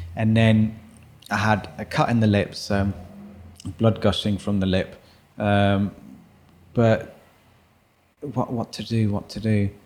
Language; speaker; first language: English; early bilingual, other home language; German